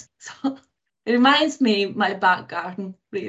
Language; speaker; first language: English; non-native, fluent; Italian